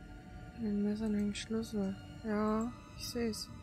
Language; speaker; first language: German; native; German